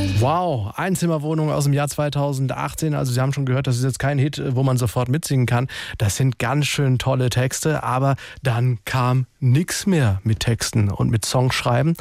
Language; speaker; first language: German; native; German